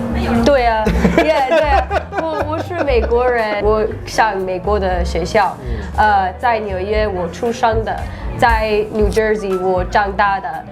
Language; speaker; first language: Chinese; early bilingual, heritage; English